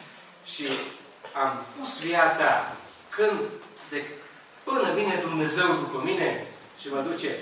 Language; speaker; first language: Romanian; non-native, learner; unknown